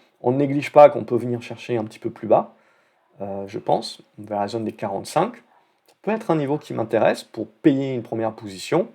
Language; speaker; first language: French; native; French